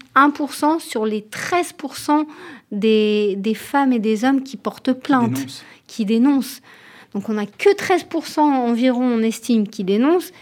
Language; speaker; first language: French; non-native, fluent; Hebrew